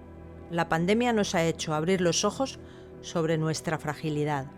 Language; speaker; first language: Spanish; native; Spanish